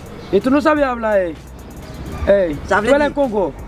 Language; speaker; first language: Spanish; non-native, learner; Haitian Creole